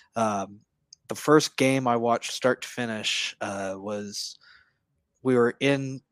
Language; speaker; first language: English; native; English